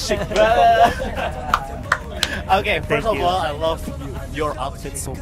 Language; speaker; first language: English; non-native, learner; Indonesian